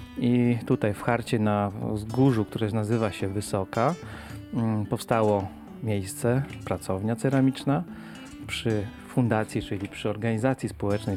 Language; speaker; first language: Polish; native; Polish